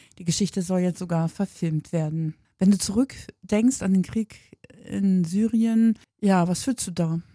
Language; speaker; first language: German; native; German